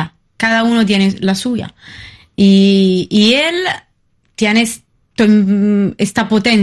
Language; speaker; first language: Spanish; non-native, fluent; Italian